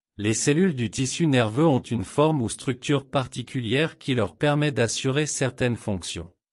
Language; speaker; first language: French; non-native, local second language; Wolof